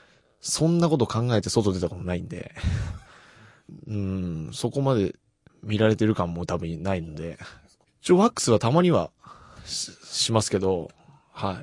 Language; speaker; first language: Japanese; native; Japanese